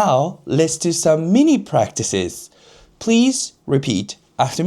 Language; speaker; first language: English; non-native, fluent; Japanese